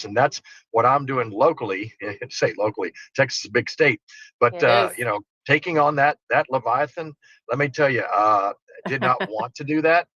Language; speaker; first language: English; native; English